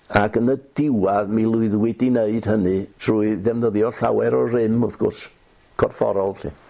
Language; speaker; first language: Welsh; native; Welsh